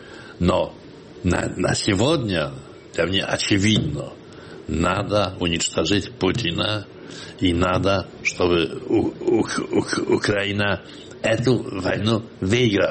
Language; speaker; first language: Russian; non-native, fluent; Polish